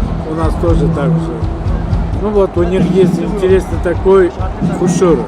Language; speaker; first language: Russian; non-native, learner; Azerbaijani